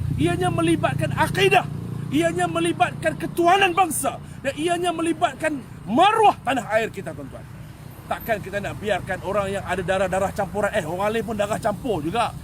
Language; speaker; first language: Malay; native; Malay